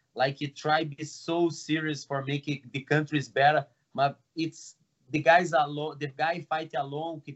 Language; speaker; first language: English; non-native, learner; Portuguese